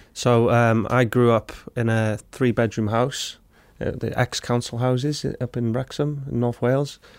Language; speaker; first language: English; native; English